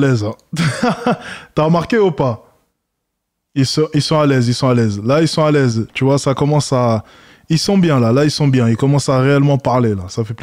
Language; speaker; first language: French; native; French